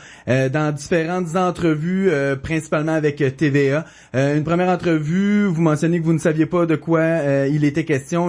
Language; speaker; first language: French; native; French